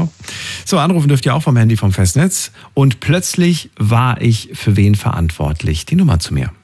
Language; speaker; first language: German; native; German